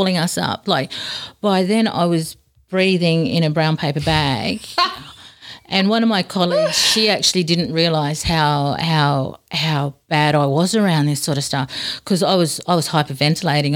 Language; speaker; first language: English; native; English